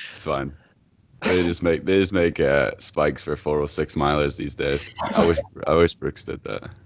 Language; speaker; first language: English; native; English